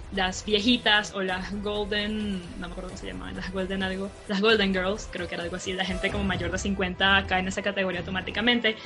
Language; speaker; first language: Spanish; native; Spanish